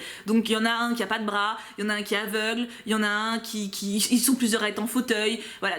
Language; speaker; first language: French; native; French